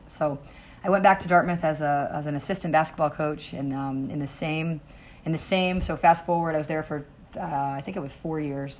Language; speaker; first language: English; native; English